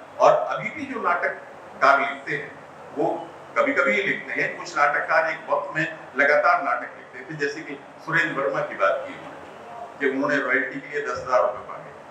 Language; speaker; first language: Hindi; native; Hindi